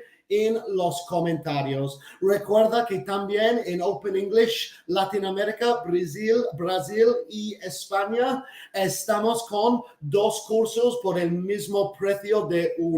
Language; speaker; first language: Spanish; non-native, fluent; English